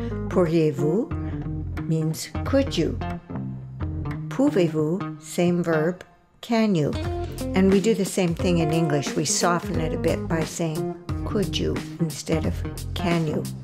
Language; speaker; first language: English; native; English